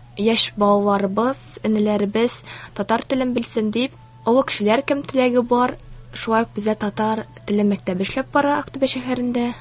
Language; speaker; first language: Tatar; early bilingual, heritage; Tatar